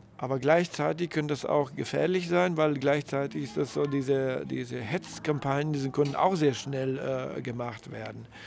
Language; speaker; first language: German; non-native, fluent; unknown